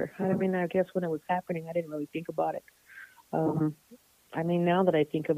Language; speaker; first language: English; native; English